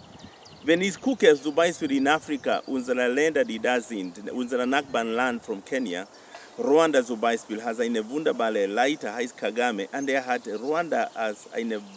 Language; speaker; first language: German; non-native, learner; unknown